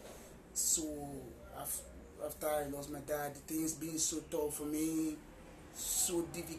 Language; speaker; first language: English; non-native, local second language; Igbo